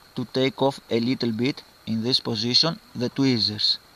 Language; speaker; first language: English; non-native, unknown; Greek